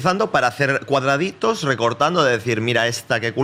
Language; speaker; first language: Spanish; native; Spanish